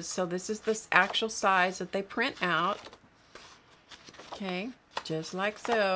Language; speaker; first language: English; native; English